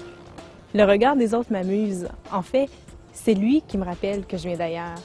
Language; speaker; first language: French; native; French